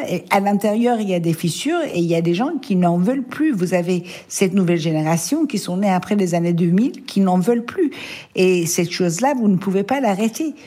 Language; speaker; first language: French; non-native, fluent; Persian